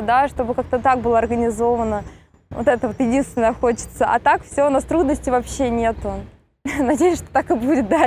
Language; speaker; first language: Russian; native; Russian